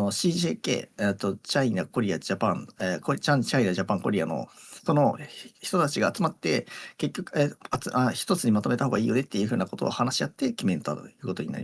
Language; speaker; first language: Japanese; native; Japanese